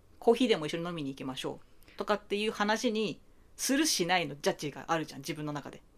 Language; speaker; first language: Japanese; native; Japanese